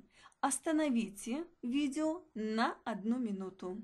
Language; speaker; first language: Russian; native; Russian